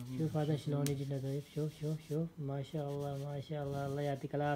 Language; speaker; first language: Arabic; non-native, learner; Urdu